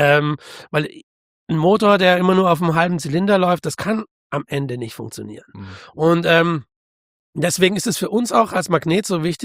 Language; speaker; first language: German; native; German